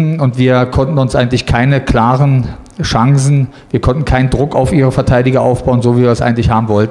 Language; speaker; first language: German; native; German